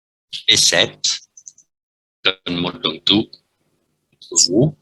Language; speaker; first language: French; non-native, fluent; Vietnamese